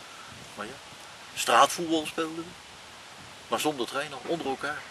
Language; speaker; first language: Dutch; native; Dutch